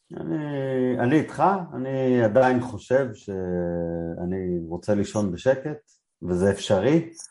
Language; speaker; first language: Hebrew; native; Hebrew